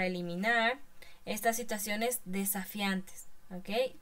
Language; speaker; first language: Spanish; non-native, fluent; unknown